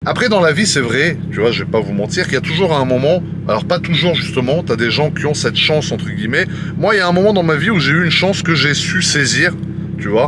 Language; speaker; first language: French; native; French